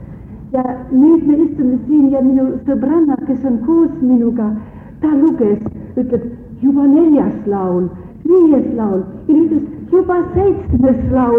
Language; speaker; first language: Estonian; early bilingual, heritage; Estonian